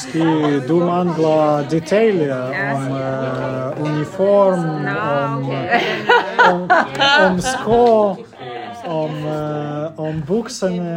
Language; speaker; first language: Danish; non-native, learner; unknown